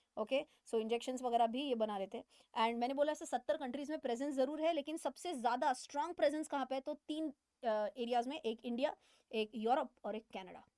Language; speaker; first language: Hindi; non-native, local second language; Marathi